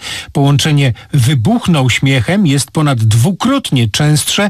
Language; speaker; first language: Polish; native; Polish